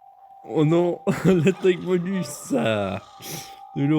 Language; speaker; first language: French; native; French